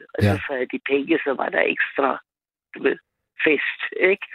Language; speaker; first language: Danish; non-native, fluent; German